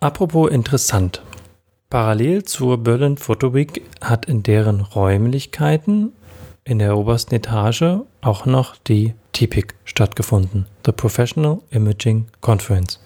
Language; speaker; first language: German; native; German